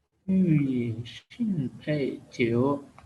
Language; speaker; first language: Chinese; non-native, learner; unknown